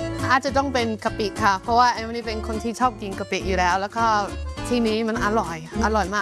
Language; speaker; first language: Thai; non-native, fluent; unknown